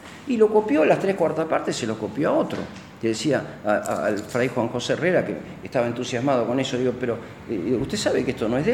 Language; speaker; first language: Spanish; native; Spanish